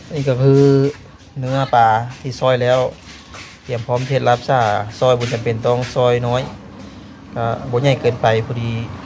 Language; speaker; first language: Thai; native; Thai